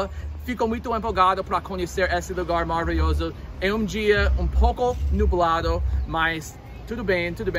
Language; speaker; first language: Portuguese; non-native, fluent; English